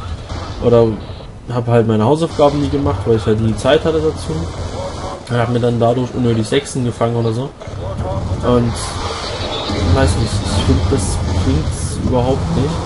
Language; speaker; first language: German; native; German